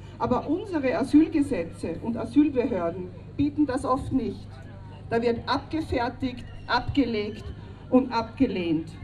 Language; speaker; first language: German; native; German